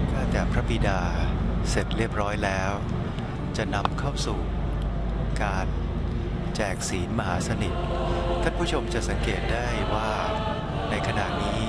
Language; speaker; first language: Thai; native; Thai